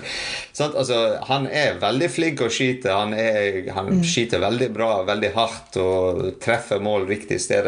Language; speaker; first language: Norwegian; non-native, fluent; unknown